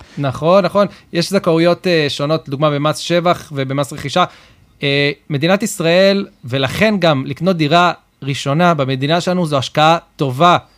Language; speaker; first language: Hebrew; native; Hebrew